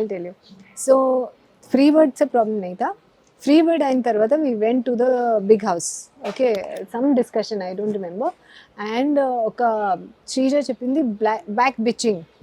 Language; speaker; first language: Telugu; non-native, learner; Hindi